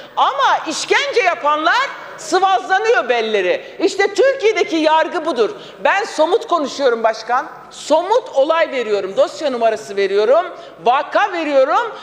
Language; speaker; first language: Turkish; non-native, local second language; Kurdish